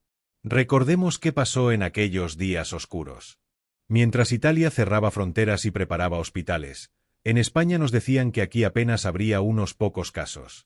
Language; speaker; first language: Spanish; native; Spanish